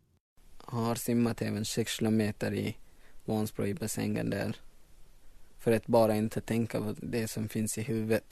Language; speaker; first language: Swedish; non-native, learner; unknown